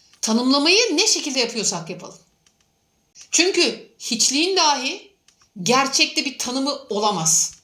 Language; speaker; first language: Turkish; native; Turkish